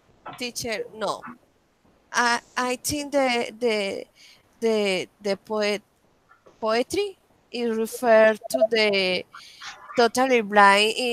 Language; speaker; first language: English; non-native, learner; Spanish